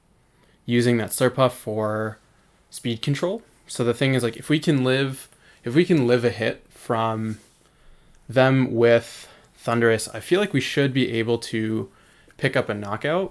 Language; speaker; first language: English; native; English